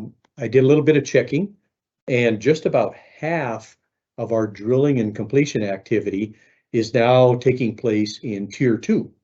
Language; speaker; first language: English; native; English